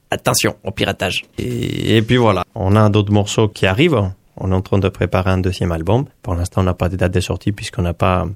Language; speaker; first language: French; non-native, fluent; Spanish